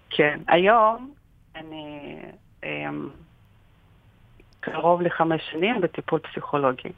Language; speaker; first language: Hebrew; non-native, fluent; Russian